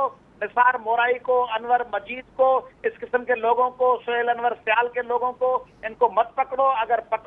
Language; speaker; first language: Urdu; native; Urdu